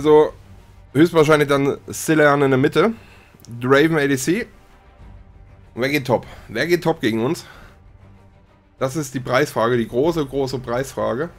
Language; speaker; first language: German; native; German